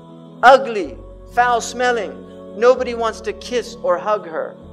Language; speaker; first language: English; native; English